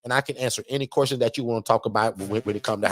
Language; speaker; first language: English; native; English